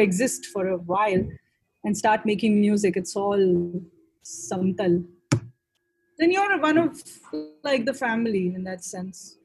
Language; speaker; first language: English; non-native, local second language; Hindi